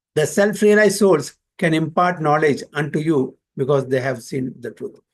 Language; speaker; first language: English; non-native, local second language; Malayalam